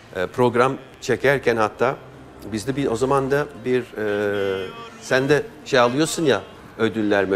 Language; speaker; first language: Turkish; non-native, fluent; English